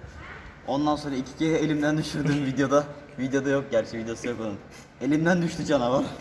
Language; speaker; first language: Turkish; native; Turkish